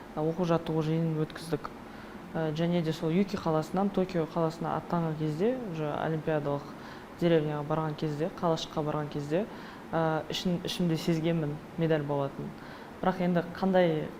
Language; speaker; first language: Kazakh; non-native, local second language; Russian